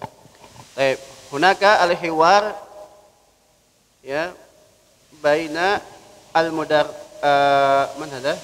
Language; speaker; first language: Arabic; non-native, fluent; Indonesian